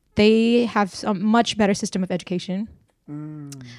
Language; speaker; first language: English; early bilingual, other home language; Burmese